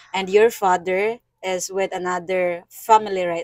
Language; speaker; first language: English; non-native, local second language; Cebuano